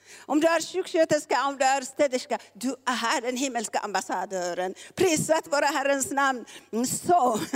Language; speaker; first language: Swedish; non-native, fluent; Tigrinya